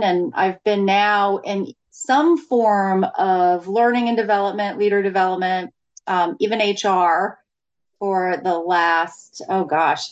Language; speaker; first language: English; native; English